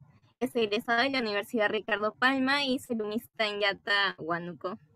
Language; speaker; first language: Spanish; native; Spanish